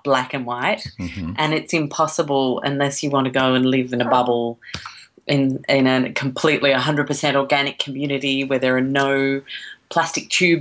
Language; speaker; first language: English; native; English